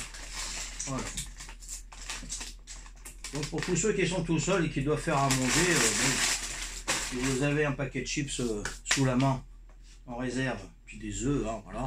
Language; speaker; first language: French; native; French